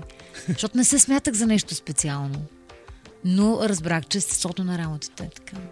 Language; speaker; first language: Bulgarian; native; Bulgarian